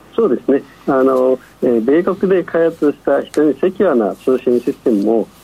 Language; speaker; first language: Japanese; non-native, fluent; Chinese